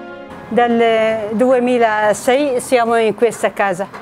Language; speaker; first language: Italian; non-native, fluent; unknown